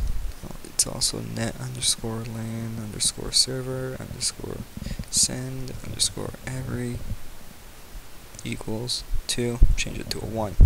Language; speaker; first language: English; native; English